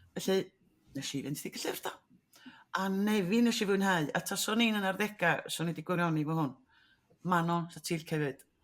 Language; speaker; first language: Welsh; native; Welsh